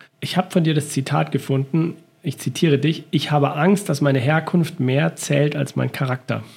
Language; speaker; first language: German; native; German